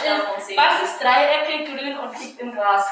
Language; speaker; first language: German; early bilingual, other home language; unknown